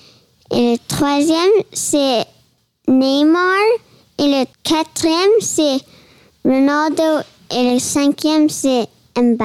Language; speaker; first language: French; early bilingual, heritage; French